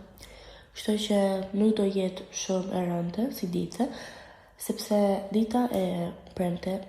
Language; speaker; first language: Albanian; early bilingual, heritage; Albanian